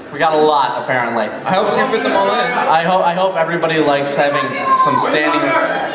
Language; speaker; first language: English; native; English